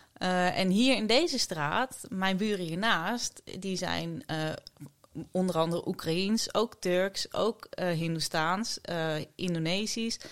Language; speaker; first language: Dutch; native; Dutch